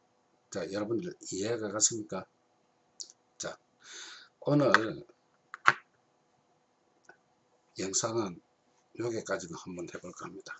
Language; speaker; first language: Korean; native; Korean